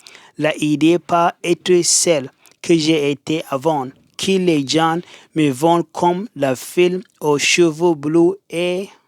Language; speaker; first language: French; non-native, learner; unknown